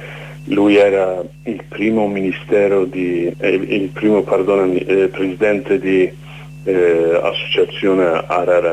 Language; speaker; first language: Italian; non-native, learner; Kurdish